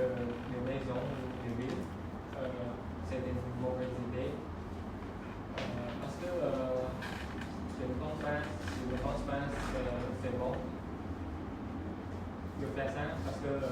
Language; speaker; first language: French; non-native, learner; Khmer